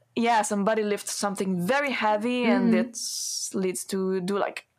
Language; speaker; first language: English; non-native, fluent; Italian